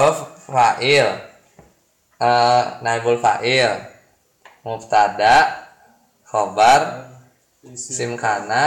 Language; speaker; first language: Arabic; non-native, fluent; Indonesian